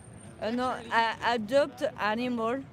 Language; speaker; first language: English; non-native, learner; French